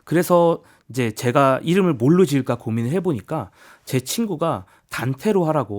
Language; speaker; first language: Korean; native; Korean